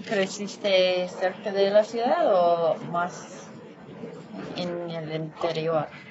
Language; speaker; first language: Spanish; non-native, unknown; English